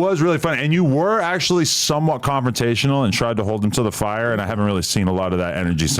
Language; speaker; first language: English; native; English